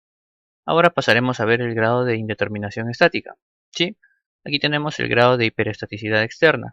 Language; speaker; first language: Spanish; native; Spanish